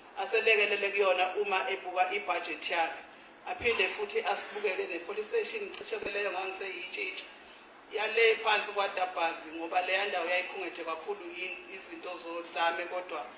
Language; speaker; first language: Zulu; native; Zulu